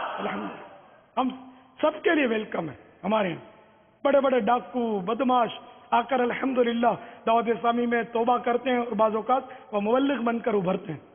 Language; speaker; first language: Urdu; non-native, local second language; Memoni